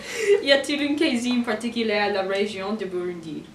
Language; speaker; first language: French; non-native, learner; English